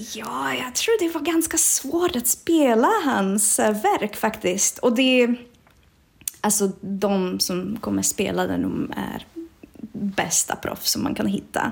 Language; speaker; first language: Swedish; non-native, fluent; Czech